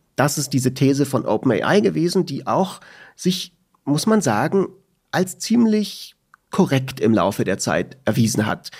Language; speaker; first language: German; native; German